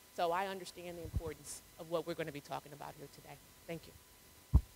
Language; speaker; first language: English; native; English